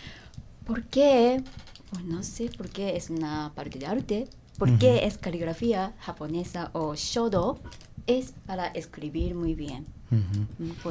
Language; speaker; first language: Spanish; non-native, learner; Japanese